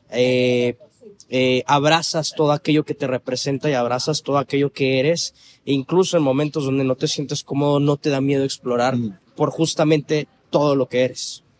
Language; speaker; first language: Spanish; native; Spanish